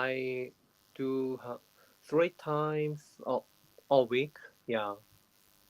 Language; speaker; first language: English; non-native, learner; Korean